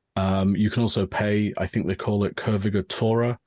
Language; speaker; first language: English; native; English